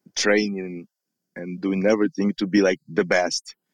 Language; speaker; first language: English; non-native, learner; Portuguese